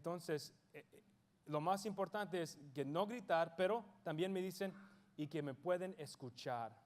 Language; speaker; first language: Spanish; early bilingual, heritage; English